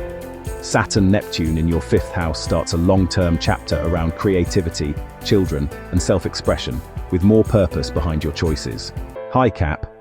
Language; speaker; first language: English; native; English